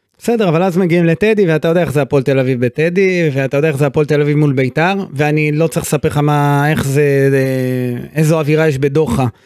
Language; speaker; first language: Hebrew; native; Hebrew